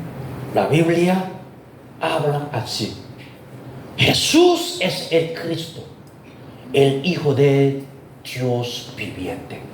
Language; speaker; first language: Spanish; non-native, fluent; Korean